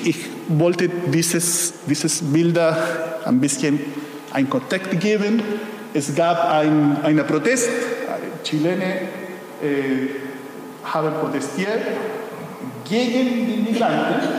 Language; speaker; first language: German; non-native, fluent; Spanish